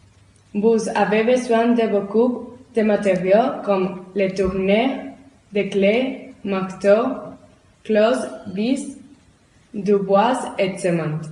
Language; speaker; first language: French; non-native, learner; Spanish